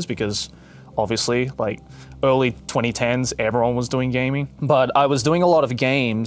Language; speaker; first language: English; non-native, local second language; Japanese